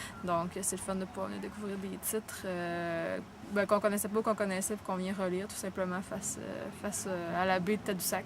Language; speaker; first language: French; native; French